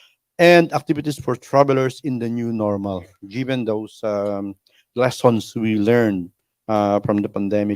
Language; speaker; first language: English; non-native, local second language; Filipino